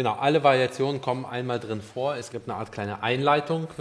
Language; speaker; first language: German; early bilingual, other home language; Russian